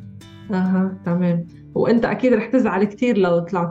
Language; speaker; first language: Arabic; native; Arabic